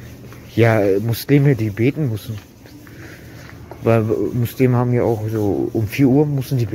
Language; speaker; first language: German; early bilingual, other home language; Turkish